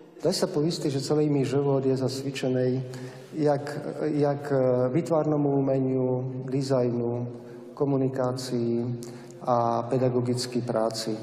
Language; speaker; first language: Slovak; non-native, local second language; Rusyn